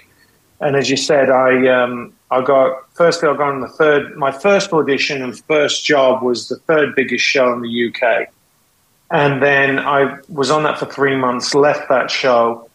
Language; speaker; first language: English; native; English